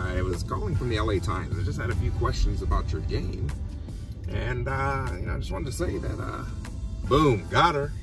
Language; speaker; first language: English; native; English